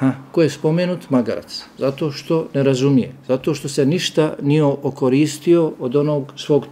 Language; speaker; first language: Serbian; native; Serbian